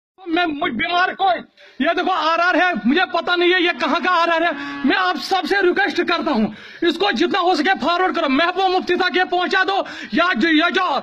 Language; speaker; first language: Hindi; non-native, local second language; Kashmiri